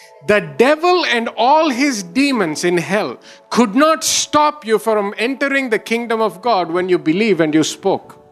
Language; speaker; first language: English; non-native, local second language; Telugu